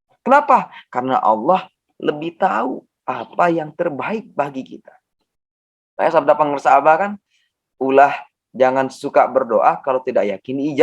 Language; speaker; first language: Indonesian; native; Indonesian